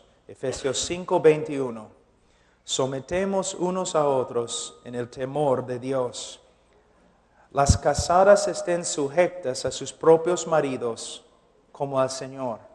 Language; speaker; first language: Spanish; non-native, fluent; English